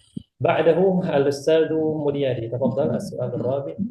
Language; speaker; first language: Arabic; non-native, fluent; Indonesian